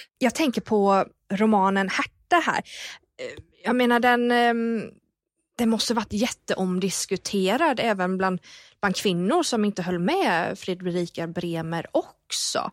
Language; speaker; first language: Swedish; native; Swedish